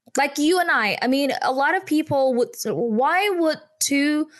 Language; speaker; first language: English; non-native, fluent; Indonesian